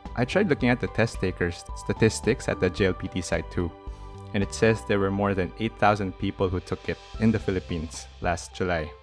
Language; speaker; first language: English; non-native, local second language; Filipino